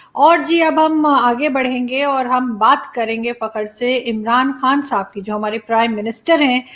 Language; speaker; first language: Urdu; native; Urdu